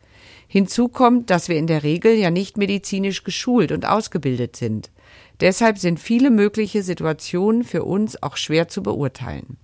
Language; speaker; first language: German; native; German